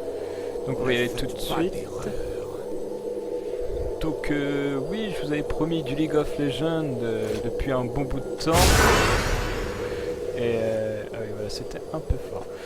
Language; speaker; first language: French; native; French